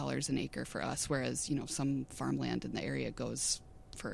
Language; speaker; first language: English; native; English